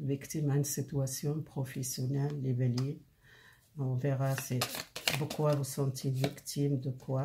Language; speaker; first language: French; non-native, learner; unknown